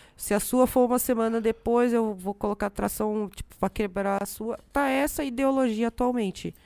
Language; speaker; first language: Portuguese; native; Portuguese